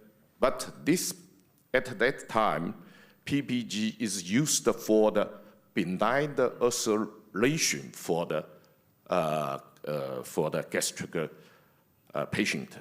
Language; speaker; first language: English; non-native, fluent; Chinese